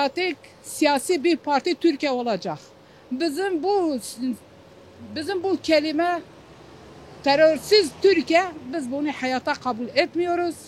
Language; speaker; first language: Turkish; non-native, local second language; Kurdish